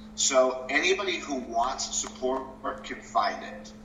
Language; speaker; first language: English; early bilingual, other home language; Spanish